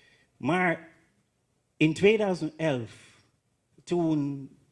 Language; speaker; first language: Dutch; non-native, learner; English